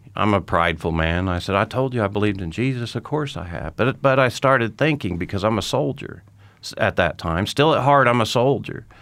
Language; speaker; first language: English; native; English